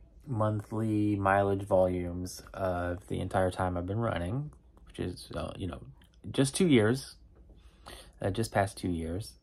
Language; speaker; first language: English; native; English